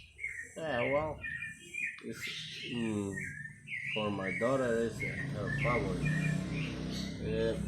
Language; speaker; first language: English; non-native, learner; Spanish